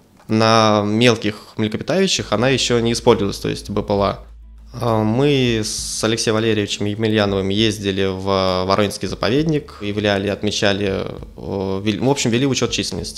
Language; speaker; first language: Russian; native; Russian